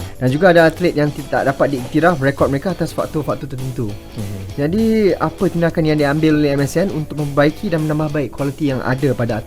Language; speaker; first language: Malay; native; Malay